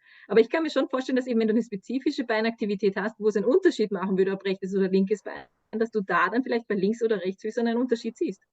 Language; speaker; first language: German; native; German